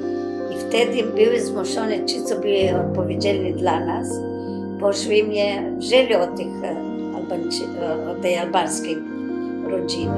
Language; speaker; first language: Polish; early bilingual, other home language; Macedonian